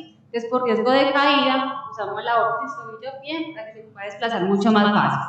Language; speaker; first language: Spanish; native; Spanish